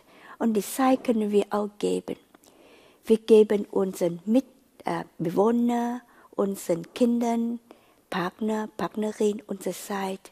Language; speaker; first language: German; non-native, fluent; Vietnamese